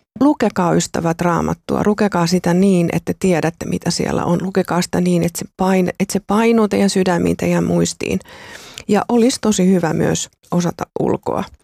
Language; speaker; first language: Finnish; native; Finnish